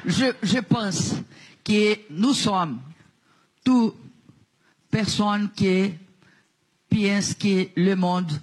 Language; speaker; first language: French; non-native, learner; Portuguese